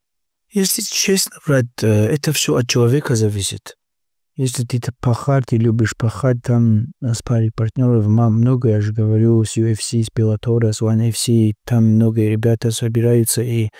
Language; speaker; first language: Russian; non-native, local second language; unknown